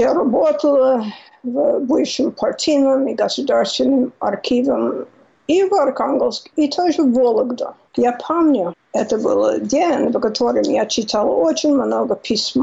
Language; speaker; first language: Russian; non-native, fluent; English